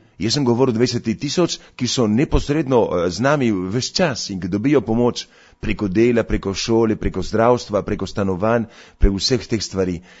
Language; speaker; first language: Slovenian; early bilingual, heritage; Slovenian